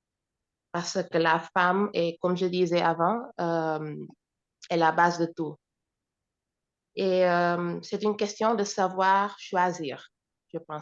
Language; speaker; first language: French; non-native, fluent; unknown